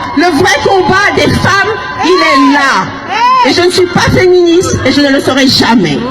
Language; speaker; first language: French; early bilingual, other home language; Lingala